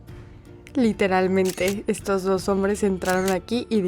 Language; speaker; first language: Spanish; native; Spanish